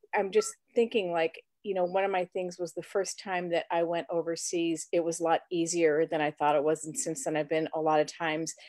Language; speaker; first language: English; native; English